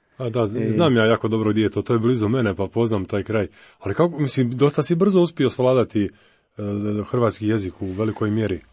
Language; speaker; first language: Croatian; native; Croatian